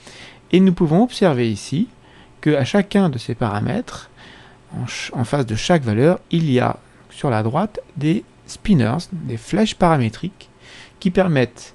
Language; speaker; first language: French; native; French